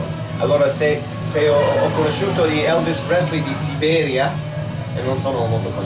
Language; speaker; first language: Italian; non-native, learner; English